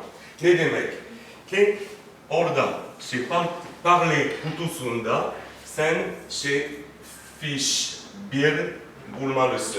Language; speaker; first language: Turkish; non-native, fluent; French